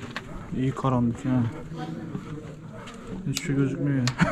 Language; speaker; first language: Turkish; native; Turkish